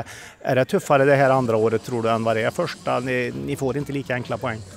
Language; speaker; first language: Swedish; native; Swedish